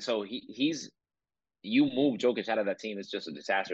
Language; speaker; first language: English; non-native, local second language; Spanish